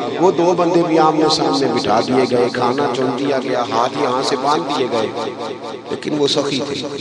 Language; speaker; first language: Urdu; non-native, local second language; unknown